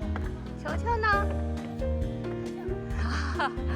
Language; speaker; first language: Chinese; native; Chinese